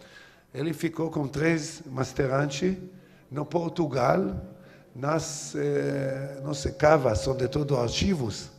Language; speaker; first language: Portuguese; non-native, learner; Hebrew